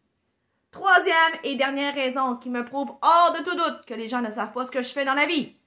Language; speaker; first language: French; native; French